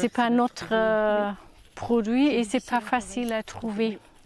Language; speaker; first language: French; non-native, learner; German